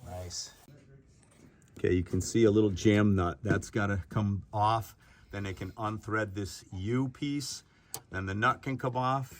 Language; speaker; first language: English; native; English